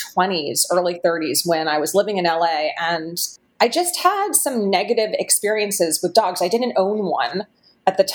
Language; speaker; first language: English; native; English